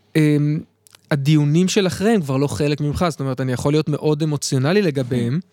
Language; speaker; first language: Hebrew; native; Hebrew